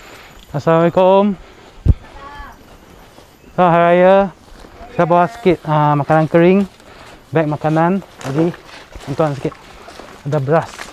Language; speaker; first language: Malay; non-native, local second language; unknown